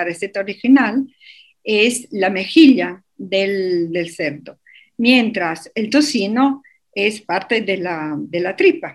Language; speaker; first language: Spanish; non-native, fluent; Italian